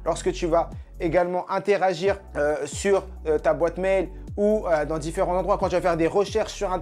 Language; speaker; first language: French; native; French